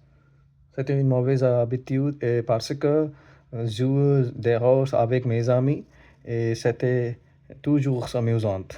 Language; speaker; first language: French; non-native, learner; Hindi